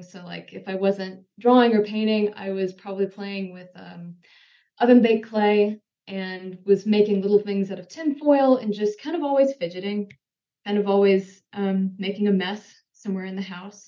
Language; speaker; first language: English; native; English